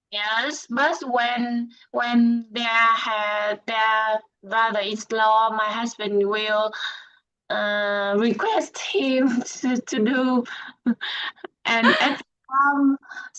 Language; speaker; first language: English; non-native, learner; Vietnamese